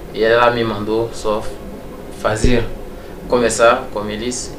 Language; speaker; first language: Portuguese; non-native, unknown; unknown